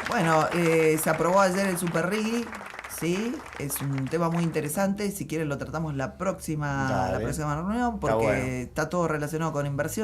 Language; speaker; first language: Spanish; native; Spanish